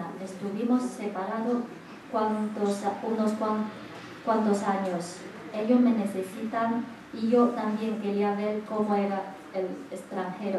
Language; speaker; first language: Spanish; non-native, learner; Chinese